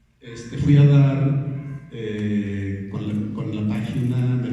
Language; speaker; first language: Spanish; native; Spanish